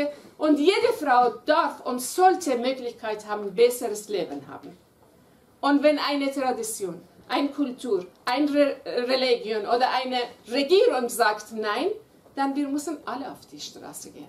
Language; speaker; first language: German; non-native, fluent; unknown